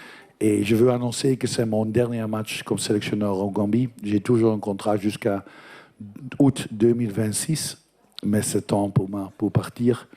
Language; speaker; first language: French; non-native, fluent; Dutch